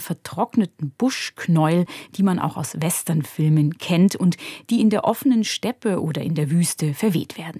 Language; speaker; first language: German; native; German